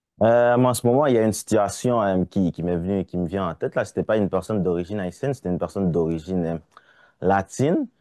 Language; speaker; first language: French; non-native, local second language; Haitian Creole